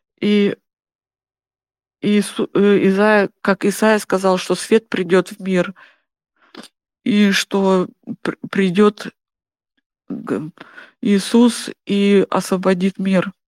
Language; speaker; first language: Russian; non-native, fluent; German